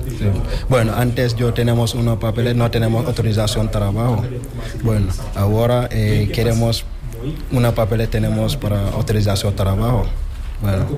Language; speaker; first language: Spanish; non-native, learner; Wolof